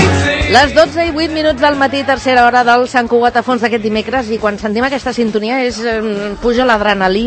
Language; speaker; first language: Catalan; native; Catalan